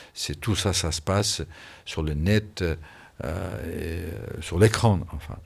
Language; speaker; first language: French; non-native, fluent; Persian